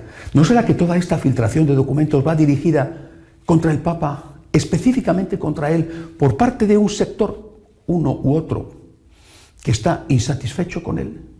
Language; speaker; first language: Spanish; native; Spanish